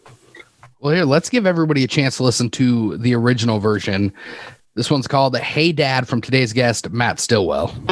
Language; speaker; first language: English; native; English